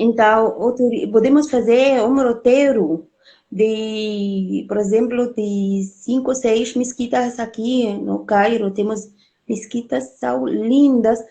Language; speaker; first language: Portuguese; non-native, fluent; Arabic